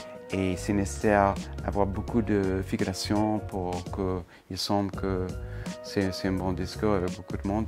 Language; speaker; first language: French; non-native, fluent; English